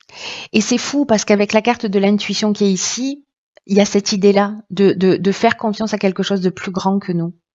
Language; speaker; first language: French; native; French